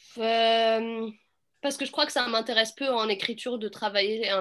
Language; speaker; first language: French; native; French